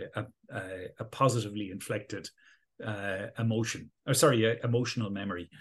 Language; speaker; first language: English; native; English